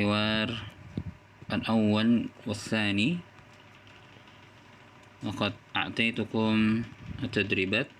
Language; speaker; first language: Arabic; non-native, fluent; Indonesian